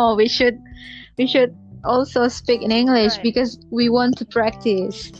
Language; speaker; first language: English; non-native, learner; Indonesian